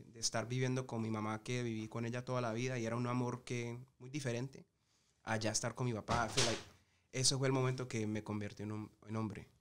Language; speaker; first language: Spanish; early bilingual, heritage; Spanish